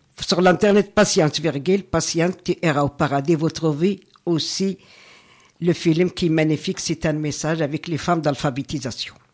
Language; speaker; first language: French; non-native, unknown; Arabic